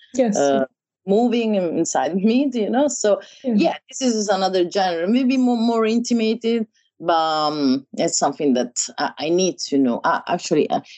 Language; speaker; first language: English; non-native, learner; Italian